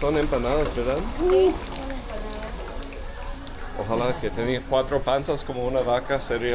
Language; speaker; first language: Spanish; non-native, fluent; English